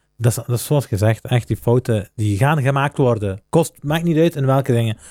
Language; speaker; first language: Dutch; native; Dutch